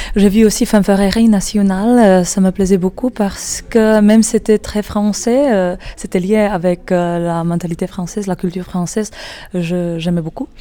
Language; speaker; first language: French; non-native, learner; Czech